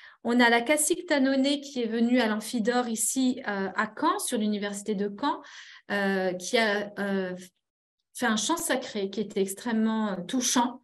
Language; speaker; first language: French; native; French